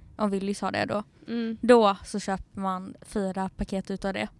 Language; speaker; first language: Swedish; native; Swedish